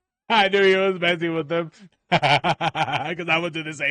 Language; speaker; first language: English; native; English